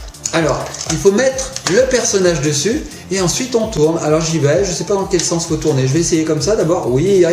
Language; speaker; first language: French; native; French